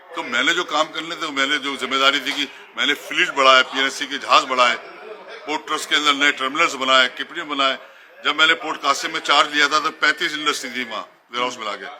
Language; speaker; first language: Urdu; native; Urdu